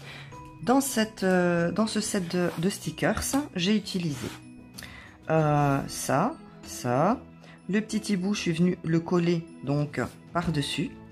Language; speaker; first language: French; native; French